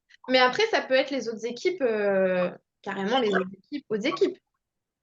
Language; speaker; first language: French; native; French